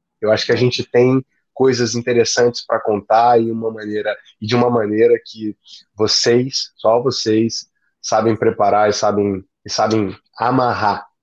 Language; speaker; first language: Portuguese; native; Portuguese